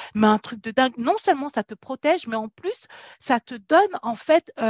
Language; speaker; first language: French; native; French